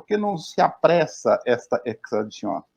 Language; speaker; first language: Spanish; non-native, fluent; Portuguese